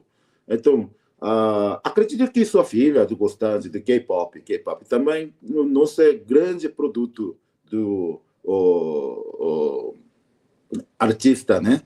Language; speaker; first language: Portuguese; non-native, learner; Korean